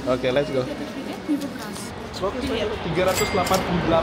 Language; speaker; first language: Russian; non-native, learner; Indonesian